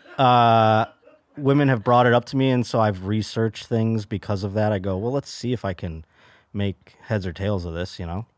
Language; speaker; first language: English; native; English